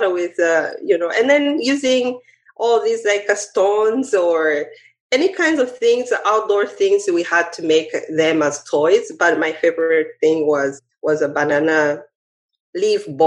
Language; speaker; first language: English; non-native, local second language; Kinyarwanda